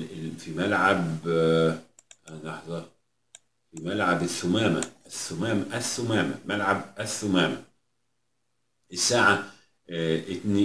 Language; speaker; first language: Arabic; native; Arabic